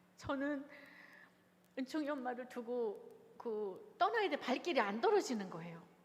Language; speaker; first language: Korean; native; Korean